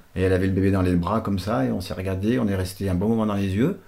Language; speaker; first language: French; non-native, fluent; Portuguese